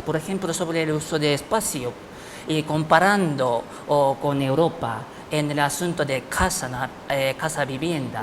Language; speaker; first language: Spanish; non-native, fluent; Japanese